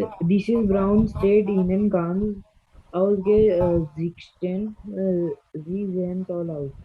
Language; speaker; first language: German; non-native, learner; Hindi